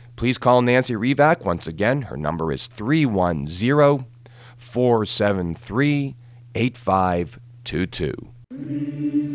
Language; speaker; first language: English; native; English